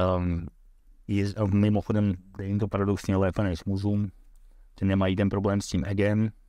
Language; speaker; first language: Czech; early bilingual, heritage; Dutch